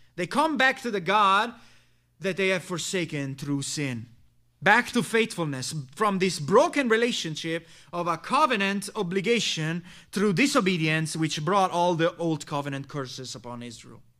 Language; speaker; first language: English; non-native, fluent; Italian